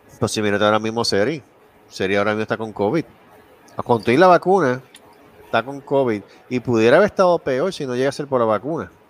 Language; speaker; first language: Spanish; native; Spanish